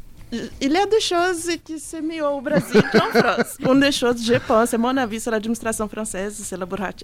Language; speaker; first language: French; non-native, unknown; Portuguese